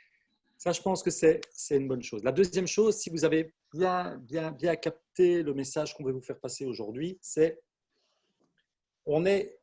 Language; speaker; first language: French; native; French